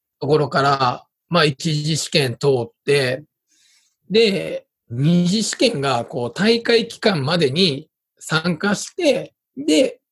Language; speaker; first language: Japanese; native; Japanese